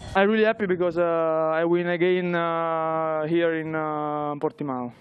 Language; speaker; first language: English; non-native, learner; Italian